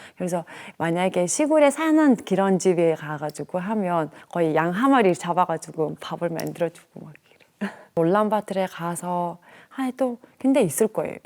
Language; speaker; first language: Korean; non-native, fluent; Mongolian